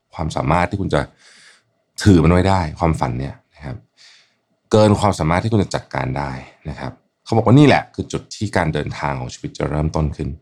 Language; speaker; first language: Thai; native; Thai